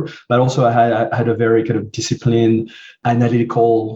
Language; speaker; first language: English; non-native, fluent; French